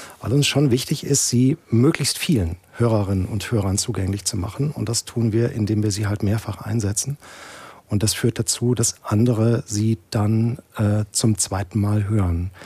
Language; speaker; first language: German; native; German